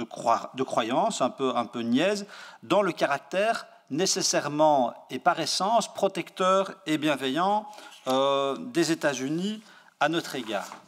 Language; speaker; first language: French; native; French